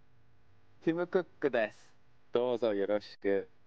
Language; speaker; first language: Japanese; non-native, fluent; English